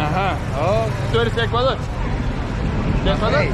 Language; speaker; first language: Spanish; non-native, learner; English